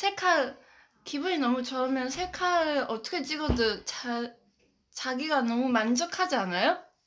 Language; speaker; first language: Korean; non-native, local second language; Chinese